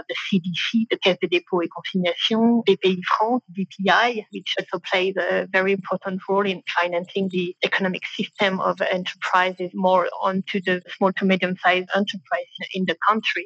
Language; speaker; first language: English; non-native, fluent; French